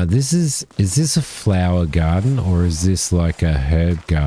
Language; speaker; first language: English; native; English